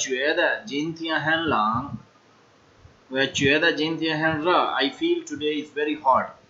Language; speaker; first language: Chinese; non-native, fluent; Urdu